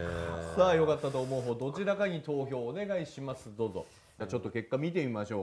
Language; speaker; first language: Japanese; native; Japanese